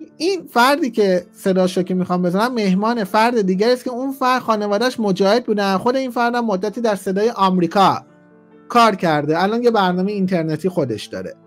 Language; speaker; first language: Persian; native; Persian